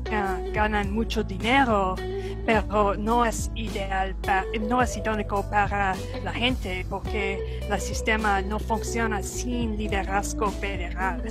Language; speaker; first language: Spanish; non-native, fluent; English